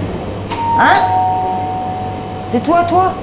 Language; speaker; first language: French; native; French